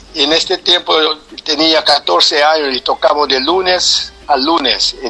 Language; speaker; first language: Spanish; non-native, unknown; Papiamento